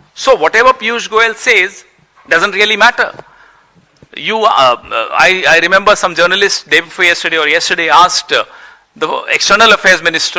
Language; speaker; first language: English; non-native, local second language; Hindi